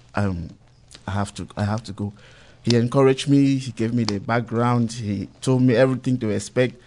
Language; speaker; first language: English; non-native, local second language; Igbo